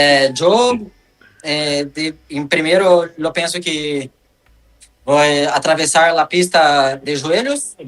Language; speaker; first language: Spanish; non-native, learner; Portuguese